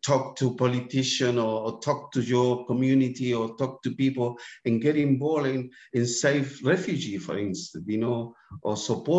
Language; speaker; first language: English; non-native, fluent; Spanish